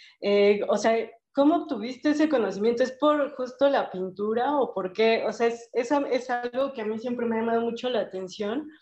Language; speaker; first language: Spanish; native; Spanish